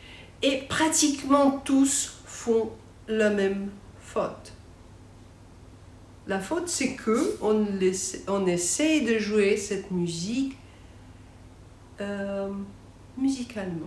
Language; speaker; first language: French; non-native, fluent; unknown